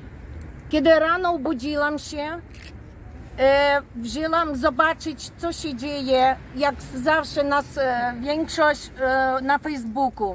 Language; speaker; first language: Polish; non-native, fluent; Ukrainian